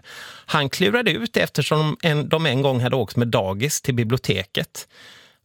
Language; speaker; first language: Swedish; native; Swedish